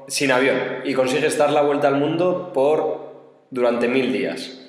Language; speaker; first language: Spanish; native; Spanish